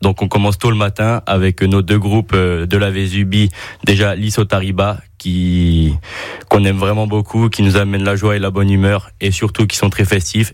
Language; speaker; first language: French; native; French